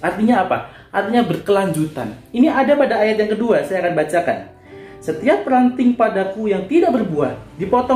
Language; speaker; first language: Indonesian; native; Indonesian